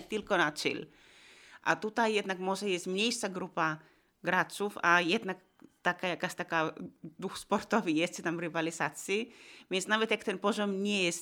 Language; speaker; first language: Polish; non-native, fluent; Finnish